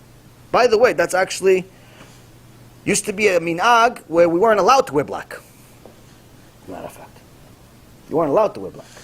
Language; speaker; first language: English; non-native, fluent; Hebrew